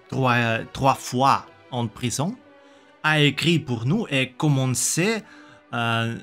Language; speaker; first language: French; non-native, learner; Russian